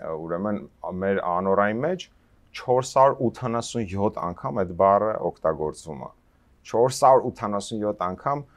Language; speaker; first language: Armenian; native; Armenian